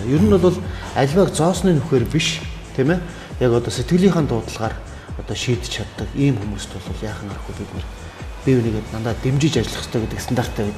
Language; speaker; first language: Mongolian; native; Mongolian